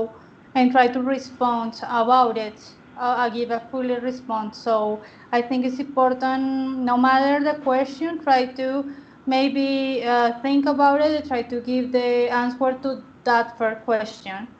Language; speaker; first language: English; non-native, learner; Spanish